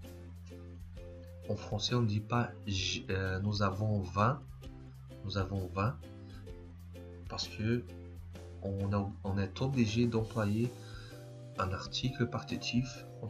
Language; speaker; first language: French; non-native, fluent; Portuguese